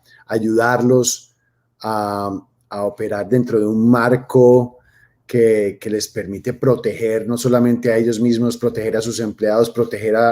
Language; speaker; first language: Spanish; native; Spanish